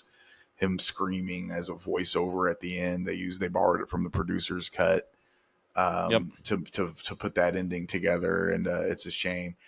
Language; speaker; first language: English; native; English